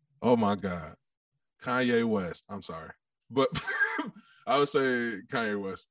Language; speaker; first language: English; native; English